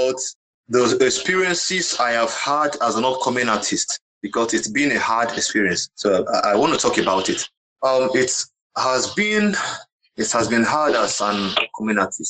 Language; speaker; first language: English; non-native, local second language; Igbo